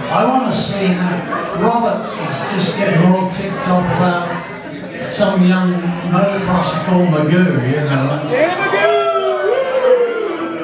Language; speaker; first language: English; native; English